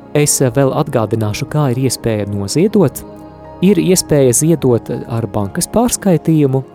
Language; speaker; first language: Latvian; native; Latvian